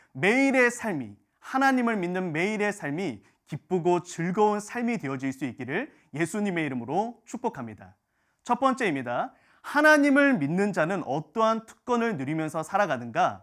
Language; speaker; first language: Korean; native; Korean